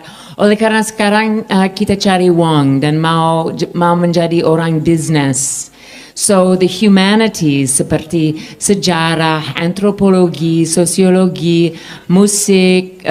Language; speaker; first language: Indonesian; non-native, fluent; English